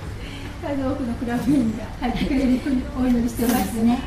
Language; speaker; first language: Japanese; native; Japanese